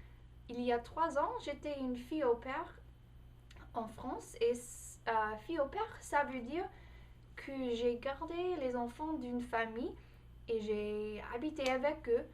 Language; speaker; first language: French; non-native, fluent; English